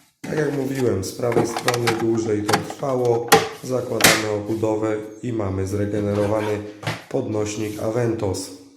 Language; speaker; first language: Polish; native; Polish